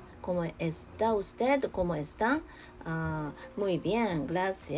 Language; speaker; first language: Spanish; non-native, learner; Japanese